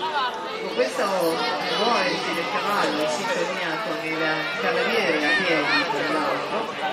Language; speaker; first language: Italian; native; Italian